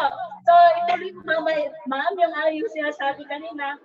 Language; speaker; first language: Filipino; native; Filipino